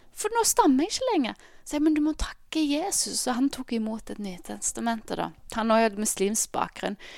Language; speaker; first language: Norwegian; native; Norwegian